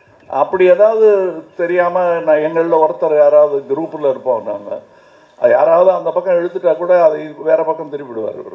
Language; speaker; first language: Tamil; native; Tamil